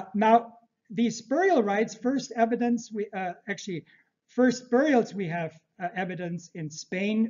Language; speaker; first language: English; early bilingual, other home language; Turkish